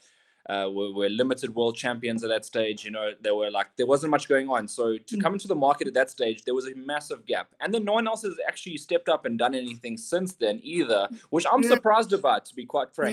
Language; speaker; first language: English; native; English